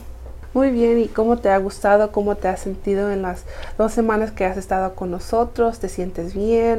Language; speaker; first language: Spanish; early bilingual, heritage; Spanish